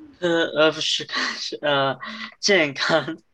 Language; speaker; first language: Chinese; early bilingual, heritage; Chinese